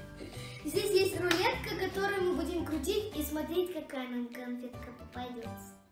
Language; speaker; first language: Russian; native; Russian